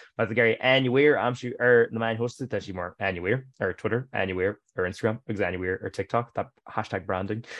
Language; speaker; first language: Irish; native; Irish